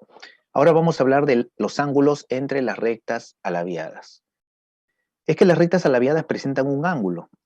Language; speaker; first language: Spanish; native; Spanish